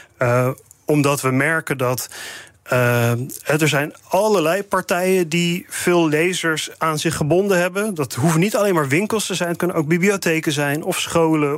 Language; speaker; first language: Dutch; native; Dutch